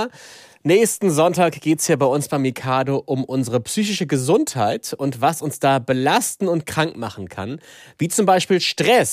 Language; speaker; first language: German; native; German